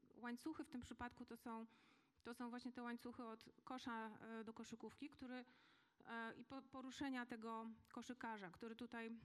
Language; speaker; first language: Polish; native; Polish